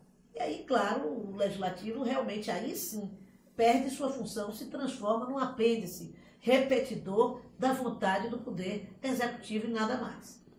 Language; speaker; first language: Portuguese; native; Portuguese